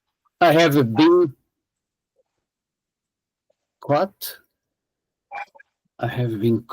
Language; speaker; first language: English; non-native, learner; Portuguese